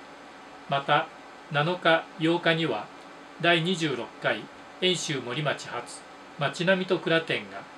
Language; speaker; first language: Japanese; native; Japanese